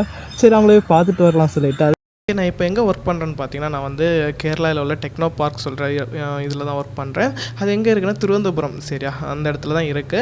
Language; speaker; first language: Tamil; native; Tamil